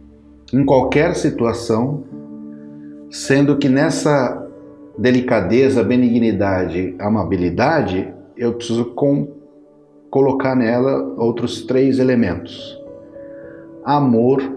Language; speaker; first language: Portuguese; native; Portuguese